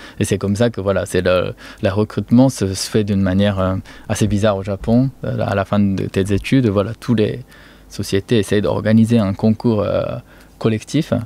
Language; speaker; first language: French; non-native, fluent; Japanese